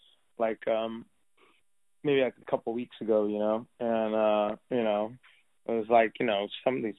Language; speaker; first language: English; native; English